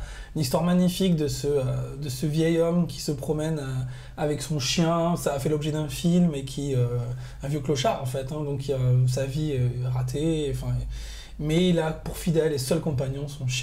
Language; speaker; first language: French; native; French